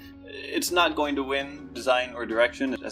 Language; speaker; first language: English; native; English